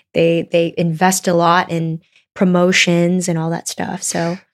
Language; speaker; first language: English; native; English